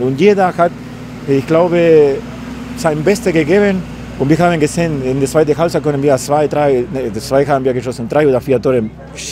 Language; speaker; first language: German; non-native, fluent; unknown